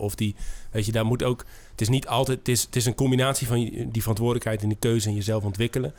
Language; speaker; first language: Dutch; native; Dutch